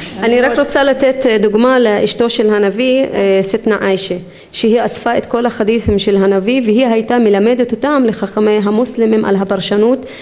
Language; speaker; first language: Hebrew; non-native, local second language; Arabic